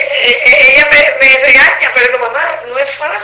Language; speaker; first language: Spanish; native; Spanish